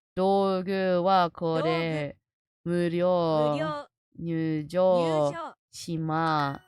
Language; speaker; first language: Japanese; non-native, learner; Chinese